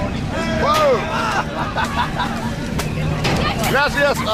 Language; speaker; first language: Spanish; non-native, learner; English